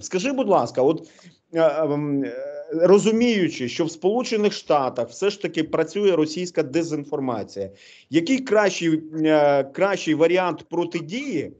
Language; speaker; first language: Ukrainian; native; Ukrainian